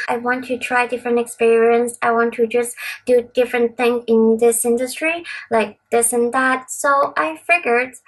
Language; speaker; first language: English; non-native, local second language; Cantonese